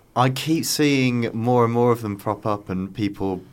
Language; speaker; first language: English; native; English